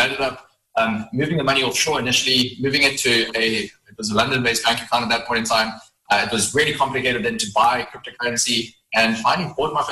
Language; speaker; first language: English; native; English